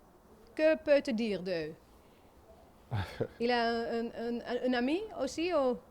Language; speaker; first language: French; non-native, learner; Dutch